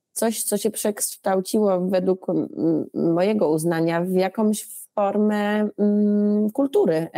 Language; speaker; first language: Polish; early bilingual, heritage; Polish